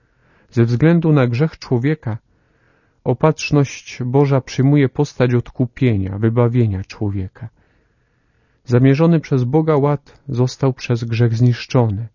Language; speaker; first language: Polish; native; Polish